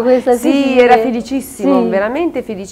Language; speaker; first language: Italian; native; Italian